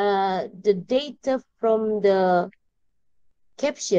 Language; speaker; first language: English; non-native, learner; Indonesian